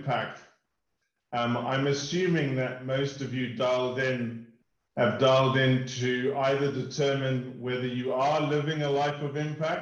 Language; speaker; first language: English; native; English